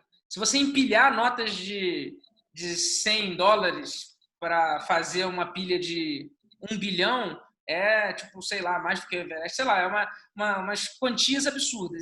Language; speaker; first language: Portuguese; native; Portuguese